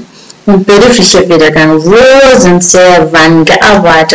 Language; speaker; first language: German; non-native, fluent; Uzbek